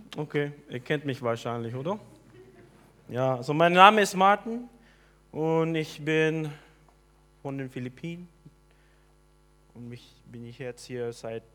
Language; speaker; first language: German; non-native, learner; Filipino